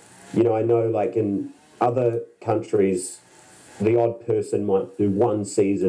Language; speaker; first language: English; native; English